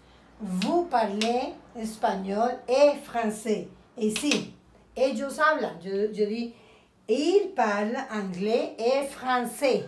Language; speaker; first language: French; non-native, fluent; Spanish